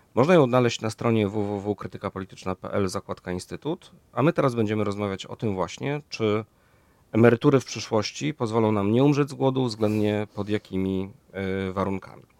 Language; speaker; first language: Polish; native; Polish